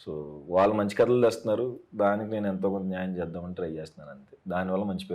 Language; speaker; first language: Telugu; native; Telugu